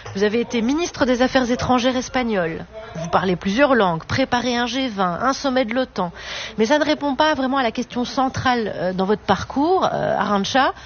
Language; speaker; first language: French; native; French